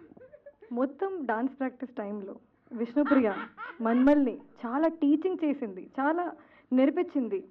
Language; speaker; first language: Telugu; non-native, fluent; Hindi